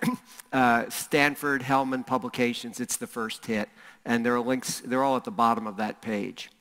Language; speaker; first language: English; native; English